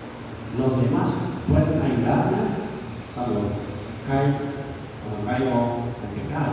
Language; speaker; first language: Spanish; non-native, fluent; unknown